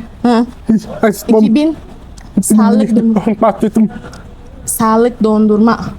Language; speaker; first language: Turkish; non-native, learner; Indonesian